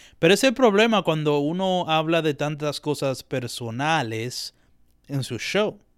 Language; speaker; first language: Spanish; native; Spanish